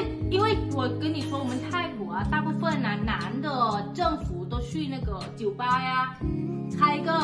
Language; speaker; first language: Chinese; non-native, fluent; Thai